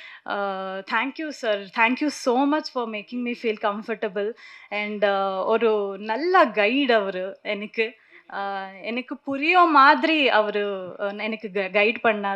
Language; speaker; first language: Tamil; non-native, learner; Kannada